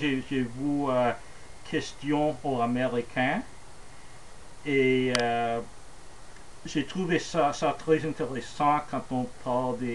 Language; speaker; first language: French; non-native, fluent; English